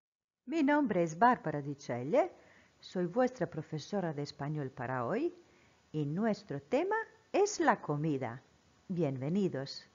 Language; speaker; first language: Spanish; non-native, fluent; Croatian